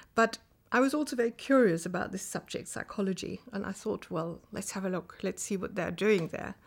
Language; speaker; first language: English; non-native, fluent; German